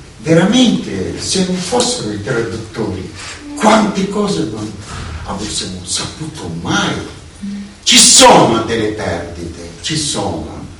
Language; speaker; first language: Italian; non-native, fluent; Russian